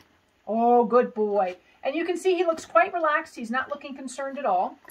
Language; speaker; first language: English; native; English